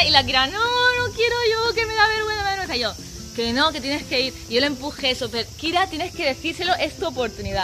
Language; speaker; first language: Spanish; native; Spanish